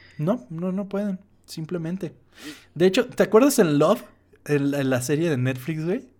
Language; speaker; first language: Spanish; non-native, fluent; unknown